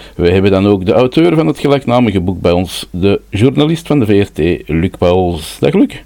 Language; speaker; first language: Dutch; native; Dutch